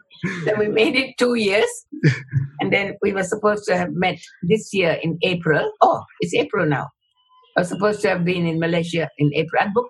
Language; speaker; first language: English; non-native, local second language; Tamil